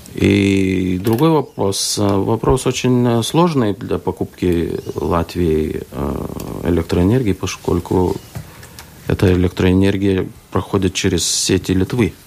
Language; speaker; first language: Russian; non-native, local second language; Lithuanian